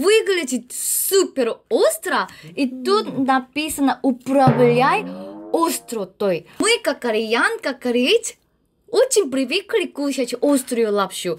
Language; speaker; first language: Russian; non-native, learner; Korean